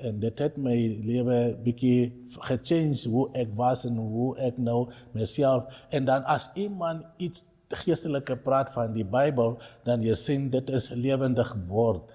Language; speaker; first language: Afrikaans; non-native, local second language; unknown